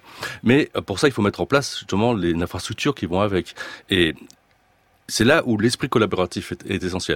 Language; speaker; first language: French; native; French